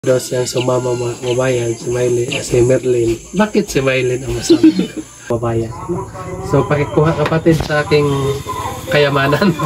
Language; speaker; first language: Filipino; non-native, local second language; Cebuano